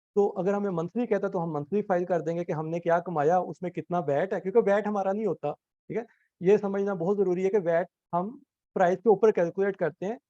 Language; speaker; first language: Urdu; native; Urdu